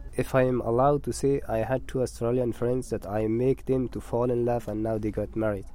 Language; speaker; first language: English; non-native, learner; Persian